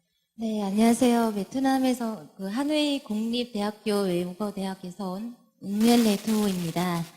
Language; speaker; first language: Korean; non-native, fluent; Vietnamese